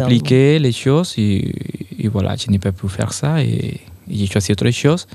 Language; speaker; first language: French; non-native, fluent; Spanish